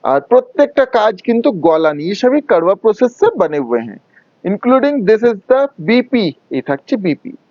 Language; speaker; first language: Hindi; non-native, local second language; Bangla